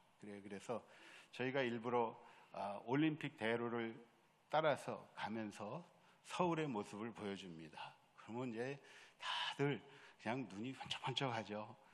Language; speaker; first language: Korean; native; Korean